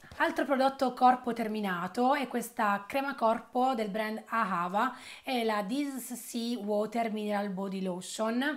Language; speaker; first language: Italian; native; Italian